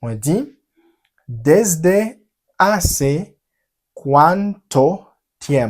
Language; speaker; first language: Spanish; non-native, fluent; Haitian Creole